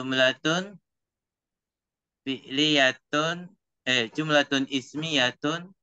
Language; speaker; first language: Arabic; non-native, fluent; Indonesian